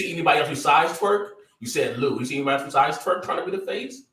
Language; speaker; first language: English; native; English